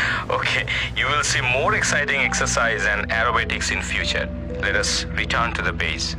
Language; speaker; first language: English; non-native, local second language; Bangla